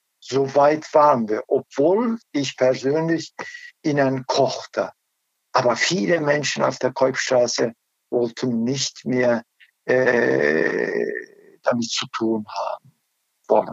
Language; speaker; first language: German; non-native, learner; Turkish